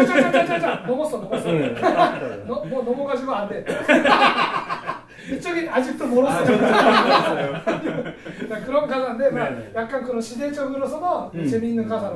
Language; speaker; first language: Korean; non-native, fluent; Japanese